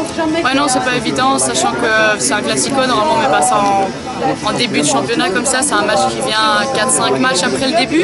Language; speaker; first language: French; native; French